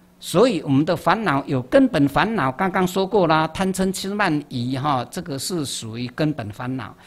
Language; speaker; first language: Chinese; native; Chinese